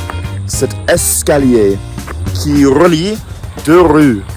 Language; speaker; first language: French; non-native, fluent; English